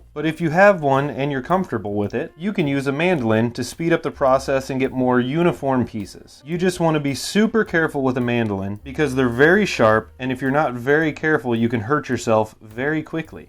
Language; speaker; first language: English; native; English